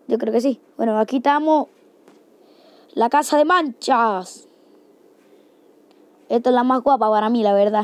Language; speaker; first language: Spanish; native; Spanish